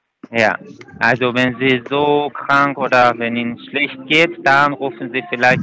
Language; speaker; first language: German; non-native, fluent; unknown